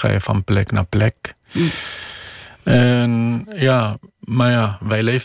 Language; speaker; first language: Dutch; non-native, fluent; Kurdish